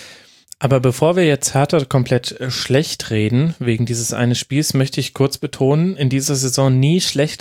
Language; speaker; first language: German; native; German